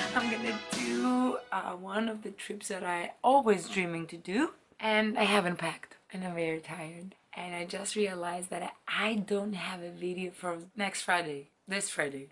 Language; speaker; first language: English; non-native, fluent; Greek